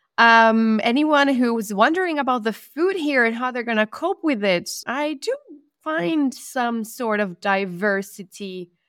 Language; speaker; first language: English; non-native, fluent; Spanish